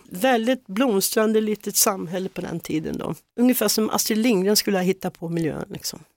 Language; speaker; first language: Swedish; native; Swedish